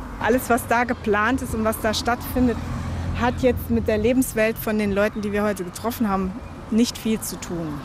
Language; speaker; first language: German; native; German